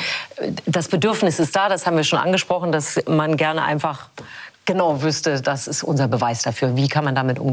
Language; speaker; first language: German; native; German